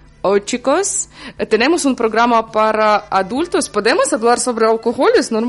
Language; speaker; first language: Spanish; non-native, learner; Ukrainian